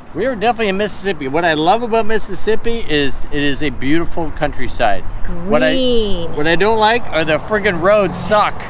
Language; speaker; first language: English; native; English